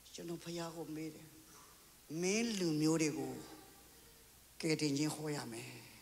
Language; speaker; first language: Burmese; non-native, local second language; S'gaw Karen